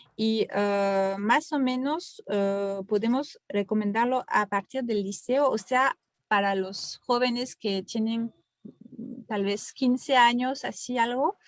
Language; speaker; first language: Spanish; non-native, fluent; French